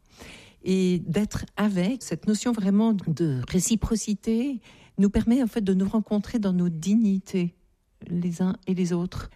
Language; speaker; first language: French; native; French